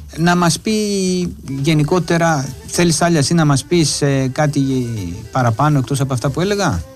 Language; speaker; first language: Greek; native; Greek